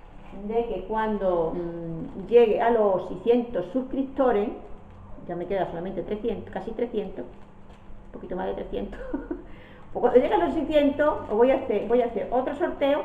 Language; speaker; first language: Spanish; native; Spanish